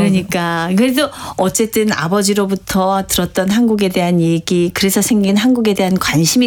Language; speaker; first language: Korean; native; Korean